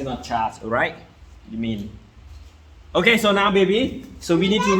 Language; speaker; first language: English; non-native, learner; Lao